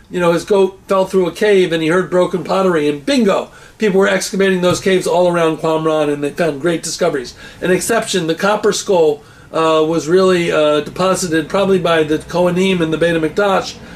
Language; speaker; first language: English; native; English